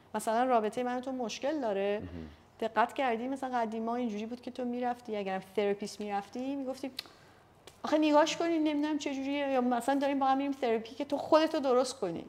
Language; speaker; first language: Persian; early bilingual, heritage; Persian